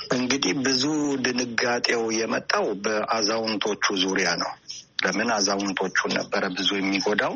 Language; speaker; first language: Amharic; non-native, local second language; Italian